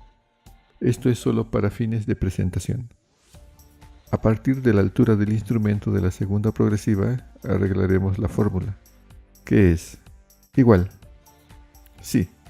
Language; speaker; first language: Spanish; native; Spanish